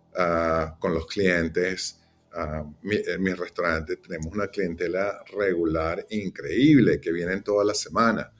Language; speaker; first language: Spanish; native; Spanish